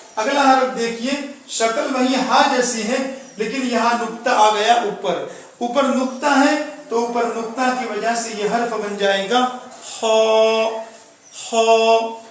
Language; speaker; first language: Urdu; non-native, local second language; Gujarati